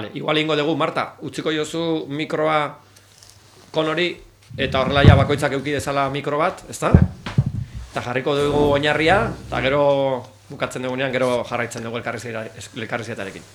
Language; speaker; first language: Basque; native; Basque